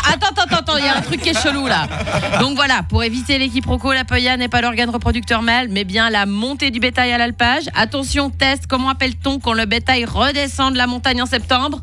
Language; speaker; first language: French; early bilingual, other home language; Spanish